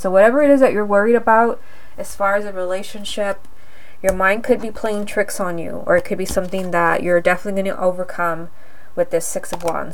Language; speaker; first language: English; native; English